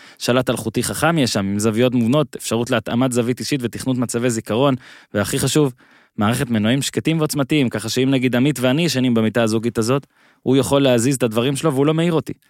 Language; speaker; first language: Hebrew; native; Hebrew